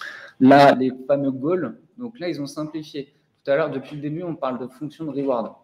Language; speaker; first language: French; native; French